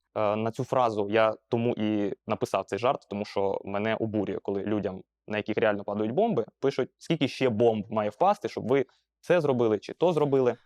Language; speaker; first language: Ukrainian; non-native, local second language; Russian